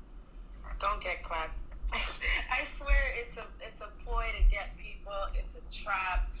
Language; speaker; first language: English; native; English